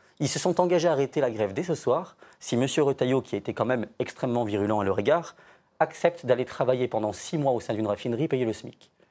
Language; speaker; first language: French; native; French